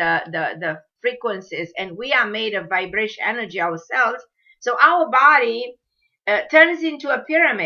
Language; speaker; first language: English; non-native, fluent; Romanian